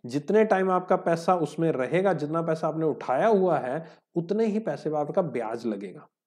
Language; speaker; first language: Hindi; native; Hindi